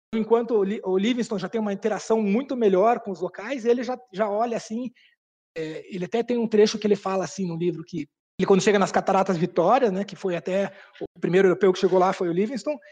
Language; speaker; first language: Portuguese; native; Portuguese